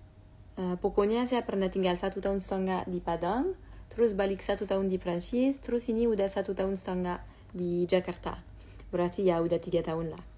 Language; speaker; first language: Indonesian; non-native, fluent; French